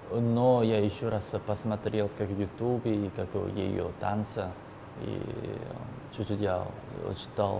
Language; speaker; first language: Russian; non-native, learner; Korean